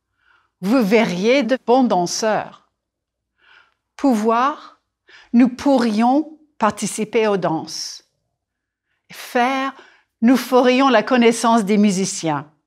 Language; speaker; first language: French; non-native, fluent; English